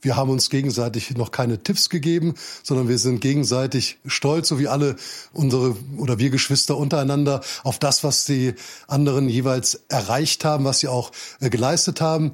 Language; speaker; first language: German; native; German